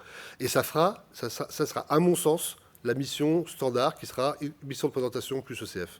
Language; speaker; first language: French; native; French